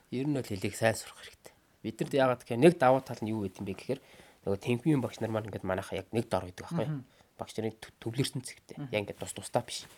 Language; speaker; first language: Mongolian; native; Mongolian